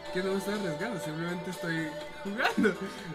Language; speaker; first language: Spanish; native; Spanish